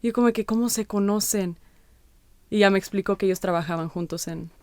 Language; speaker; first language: Spanish; early bilingual, heritage; Spanish